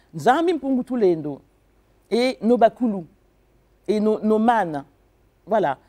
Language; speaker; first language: French; non-native, local second language; Kongo